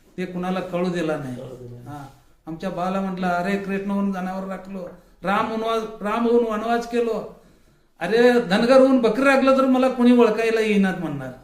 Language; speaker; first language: Marathi; native; Marathi